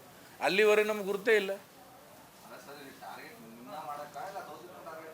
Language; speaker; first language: Kannada; native; Kannada